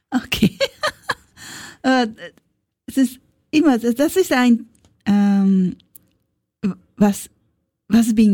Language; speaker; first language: German; non-native, learner; Japanese